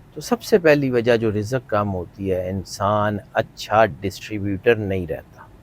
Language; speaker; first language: Urdu; non-native, local second language; Punjabi